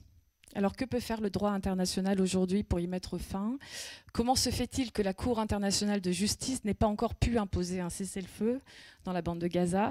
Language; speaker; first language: French; native; French